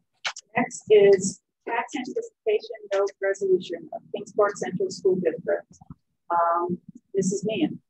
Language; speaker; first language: English; native; English